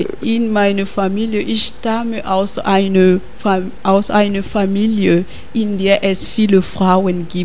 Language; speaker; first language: German; non-native, learner; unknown